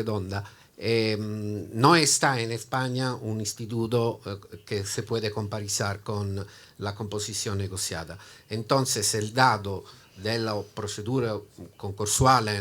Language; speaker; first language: Spanish; non-native, learner; Italian